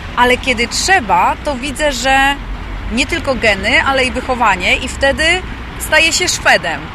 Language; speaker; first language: Polish; native; Polish